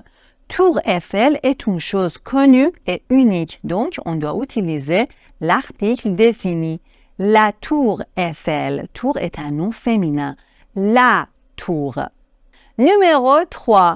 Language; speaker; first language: French; non-native, fluent; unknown